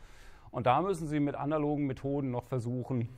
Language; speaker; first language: German; native; German